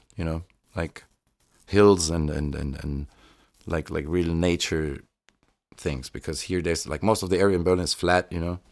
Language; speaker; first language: English; non-native, fluent; German